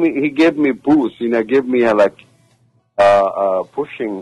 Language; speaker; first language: English; non-native, learner; Arabic